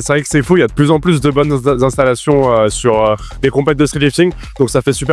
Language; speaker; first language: French; native; French